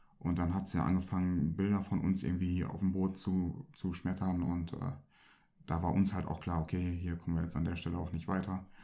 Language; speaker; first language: German; early bilingual, other home language; Turkish